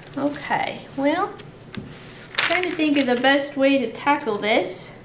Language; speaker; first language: English; native; English